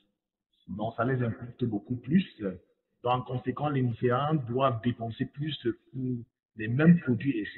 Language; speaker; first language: French; non-native, fluent; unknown